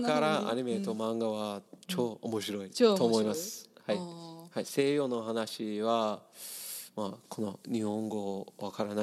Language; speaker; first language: Japanese; non-native, learner; English